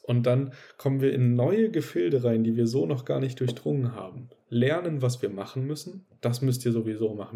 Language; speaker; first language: German; native; German